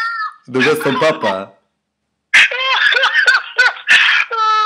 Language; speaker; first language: Swedish; native; Swedish